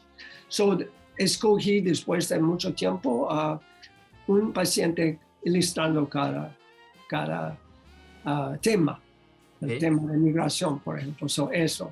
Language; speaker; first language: Spanish; non-native, learner; English